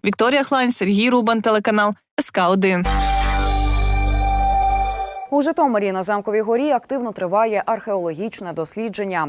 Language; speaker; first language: Ukrainian; native; Ukrainian